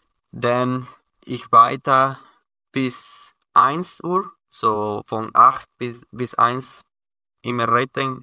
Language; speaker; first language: German; non-native, learner; Spanish